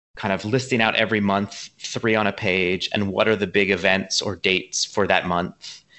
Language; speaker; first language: English; native; English